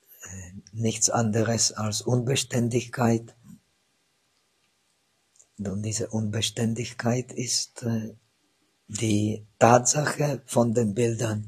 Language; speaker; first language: German; non-native, fluent; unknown